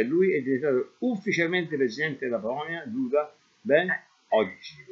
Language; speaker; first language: Italian; native; Italian